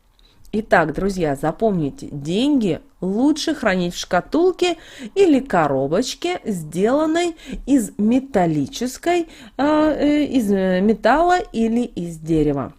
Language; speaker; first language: Russian; native; Russian